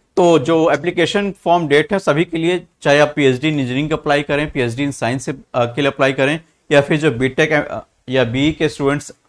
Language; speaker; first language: Hindi; native; Hindi